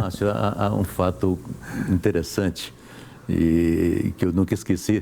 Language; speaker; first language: Portuguese; native; Portuguese